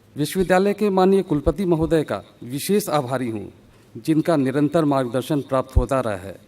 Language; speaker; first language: Hindi; native; Hindi